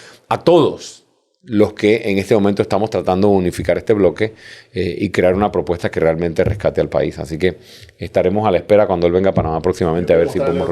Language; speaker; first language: Spanish; native; Spanish